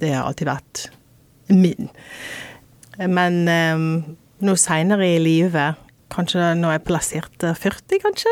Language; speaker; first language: Norwegian; non-native, fluent; English